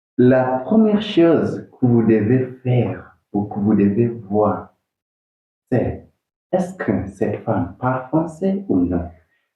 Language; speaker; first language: French; non-native, learner; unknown